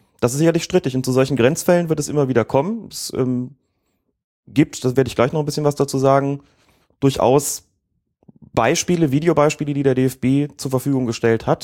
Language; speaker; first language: German; native; German